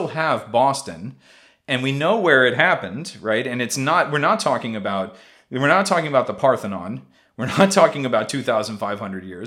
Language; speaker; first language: English; native; English